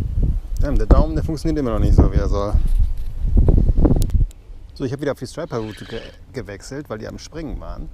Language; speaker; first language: German; native; German